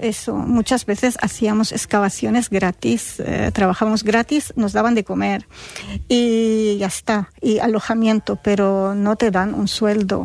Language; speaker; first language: Spanish; non-native, fluent; Arabic